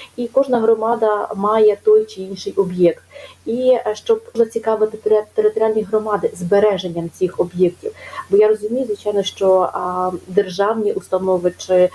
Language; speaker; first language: Ukrainian; native; Ukrainian